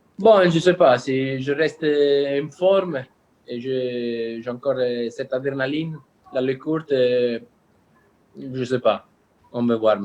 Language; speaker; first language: French; non-native, learner; Italian